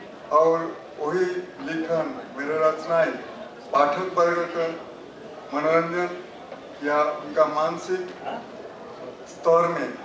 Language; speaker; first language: Hindi; non-native, local second language; Odia